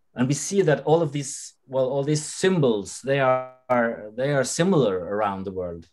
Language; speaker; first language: English; non-native, fluent; Norwegian